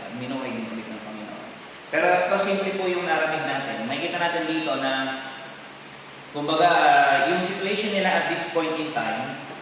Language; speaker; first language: Filipino; non-native, local second language; Iloko